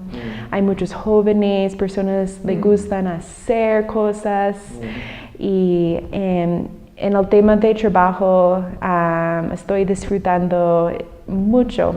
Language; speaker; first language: Spanish; non-native, fluent; English